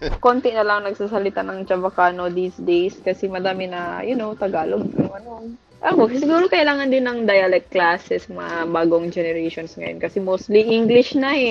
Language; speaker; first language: Filipino; non-native, local second language; Chavacano